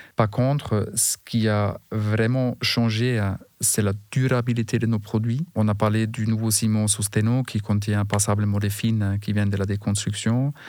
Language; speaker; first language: French; non-native, fluent; German